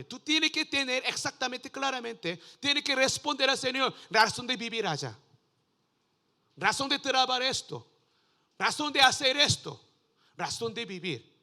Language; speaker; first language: Spanish; non-native, learner; Korean